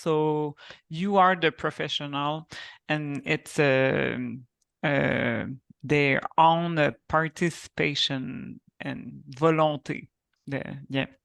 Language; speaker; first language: English; non-native, local second language; French